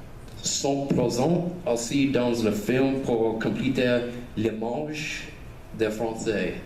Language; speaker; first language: French; non-native, learner; English